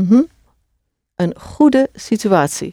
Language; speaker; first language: Dutch; non-native, fluent; English